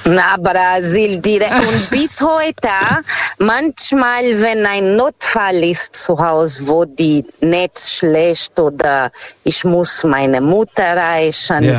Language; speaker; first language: German; non-native, learner; Portuguese